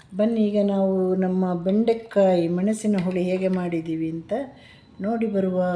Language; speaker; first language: Kannada; non-native, local second language; Malayalam